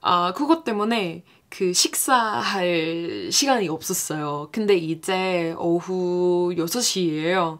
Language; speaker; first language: Korean; non-native, fluent; English